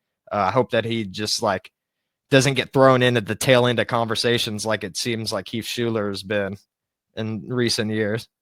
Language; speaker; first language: English; native; English